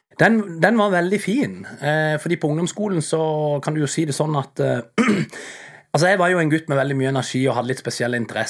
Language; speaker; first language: Norwegian; native; Norwegian